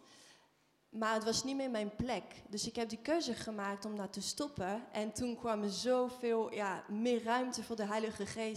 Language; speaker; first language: Dutch; non-native, fluent; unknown